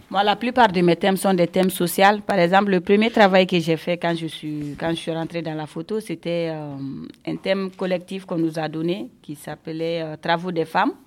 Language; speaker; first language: French; non-native, local second language; Bambara